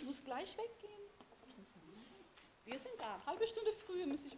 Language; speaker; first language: German; non-native, fluent; Portuguese